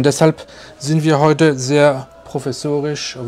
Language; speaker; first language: German; non-native, fluent; French